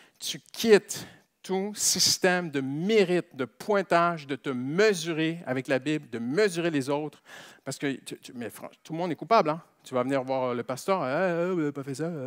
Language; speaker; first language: French; native; French